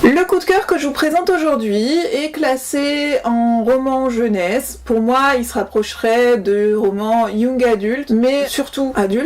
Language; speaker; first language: French; native; French